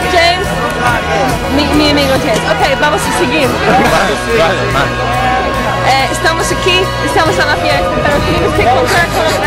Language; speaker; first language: Spanish; non-native, learner; English